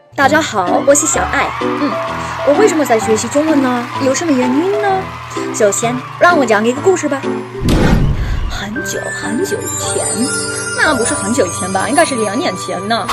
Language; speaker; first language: Chinese; non-native, learner; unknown